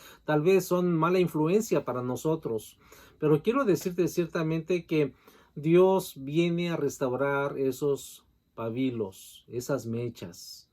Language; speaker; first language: Spanish; native; Spanish